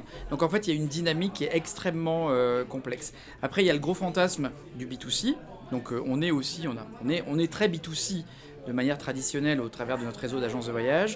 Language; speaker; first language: French; native; French